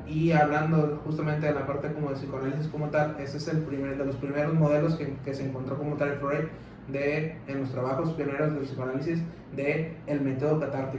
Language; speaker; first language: Spanish; native; Spanish